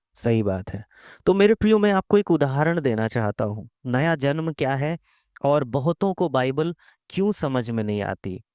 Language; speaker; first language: Hindi; native; Hindi